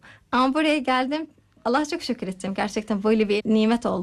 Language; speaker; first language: Turkish; non-native, learner; Arabic